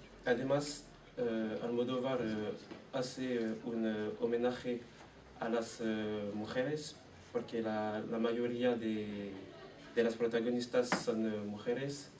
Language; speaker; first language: Spanish; non-native, learner; French